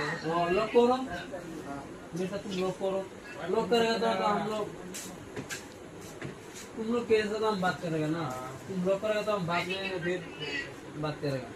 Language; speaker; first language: Hindi; non-native, local second language; Bangla